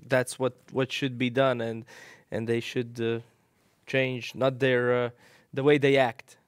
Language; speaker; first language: English; non-native, fluent; Latvian